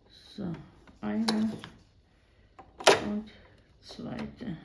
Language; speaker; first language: German; non-native, fluent; Croatian